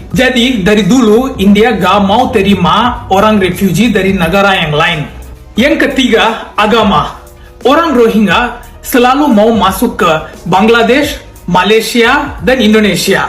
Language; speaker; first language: Indonesian; non-native, fluent; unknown